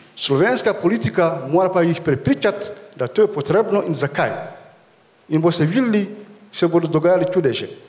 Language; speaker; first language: Slovenian; non-native, fluent; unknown